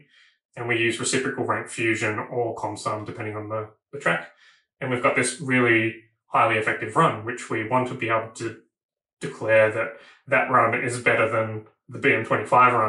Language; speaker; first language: English; native; English